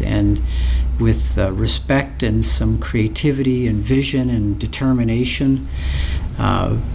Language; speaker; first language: English; native; English